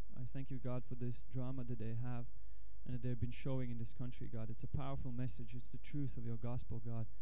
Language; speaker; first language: English; non-native, fluent; Latvian